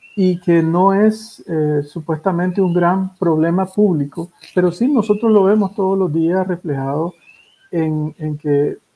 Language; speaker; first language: Spanish; native; Spanish